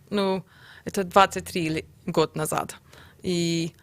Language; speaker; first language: Russian; non-native, learner; English